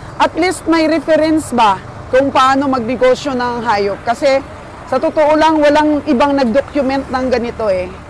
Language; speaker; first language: Filipino; non-native, local second language; Cebuano